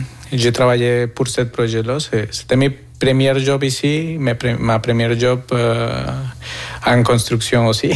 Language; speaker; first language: French; non-native, fluent; Spanish